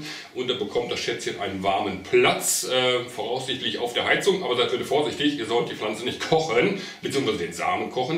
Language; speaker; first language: German; native; German